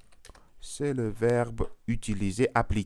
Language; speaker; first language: French; non-native, learner; Russian